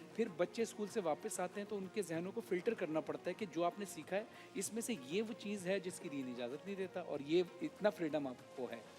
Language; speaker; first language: Urdu; native; Urdu